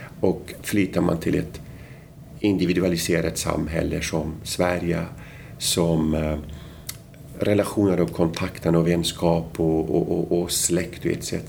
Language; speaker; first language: Swedish; non-native, fluent; Arabic